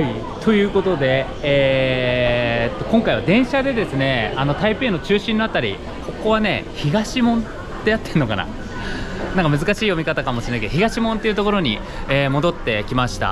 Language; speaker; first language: Japanese; native; Japanese